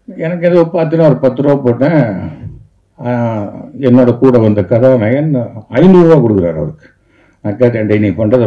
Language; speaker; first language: Tamil; native; Tamil